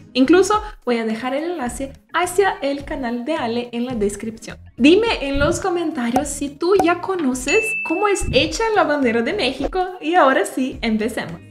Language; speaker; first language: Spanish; non-native, fluent; Portuguese